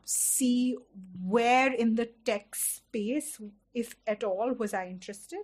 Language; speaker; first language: English; non-native, local second language; Hindi